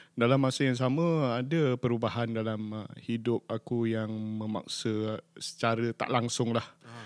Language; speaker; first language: Malay; native; Malay